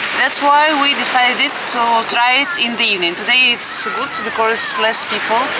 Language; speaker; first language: English; non-native, fluent; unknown